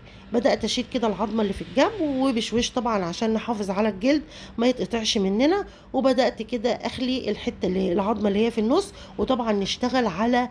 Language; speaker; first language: Arabic; native; Arabic